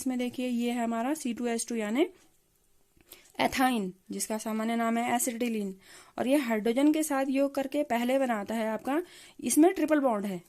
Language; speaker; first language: Hindi; native; Hindi